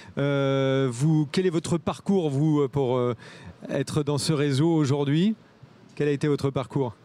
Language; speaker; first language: French; native; French